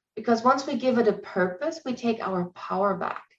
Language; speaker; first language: English; non-native, fluent; German